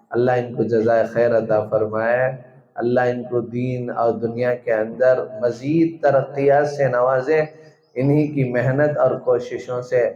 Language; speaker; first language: Urdu; native; Urdu